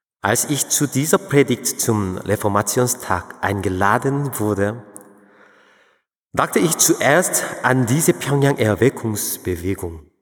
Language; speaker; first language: German; non-native, fluent; Korean